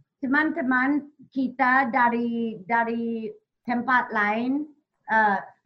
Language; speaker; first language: Indonesian; non-native, learner; English